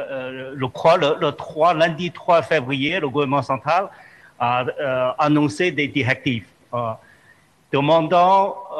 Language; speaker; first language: French; non-native, fluent; Chinese